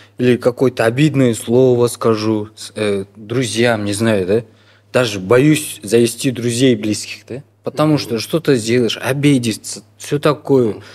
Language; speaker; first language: Russian; non-native, local second language; Kyrgyz